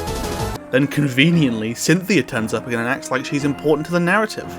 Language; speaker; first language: English; native; English